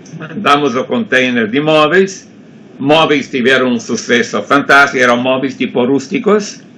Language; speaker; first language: Portuguese; non-native, fluent; Italian